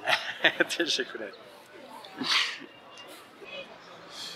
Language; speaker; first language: Turkish; non-native, learner; French